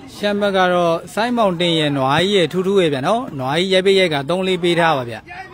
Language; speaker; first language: Burmese; native; Burmese